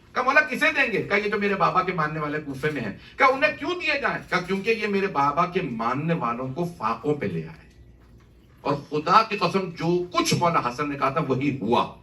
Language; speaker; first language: Urdu; native; Urdu